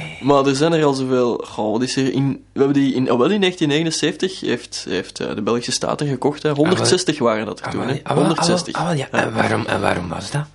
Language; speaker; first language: Dutch; native; Dutch